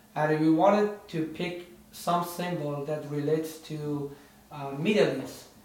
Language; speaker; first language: English; non-native, fluent; Persian